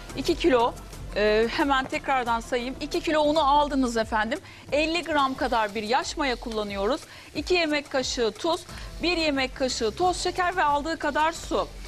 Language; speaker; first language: Turkish; native; Turkish